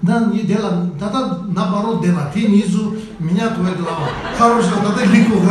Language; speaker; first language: Russian; non-native, learner; Tibetan